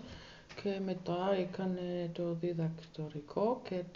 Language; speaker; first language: Greek; non-native, learner; German